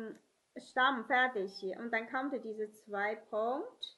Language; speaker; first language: German; non-native, learner; Chinese